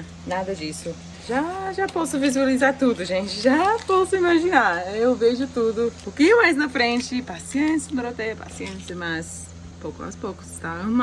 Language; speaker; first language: Portuguese; non-native, fluent; English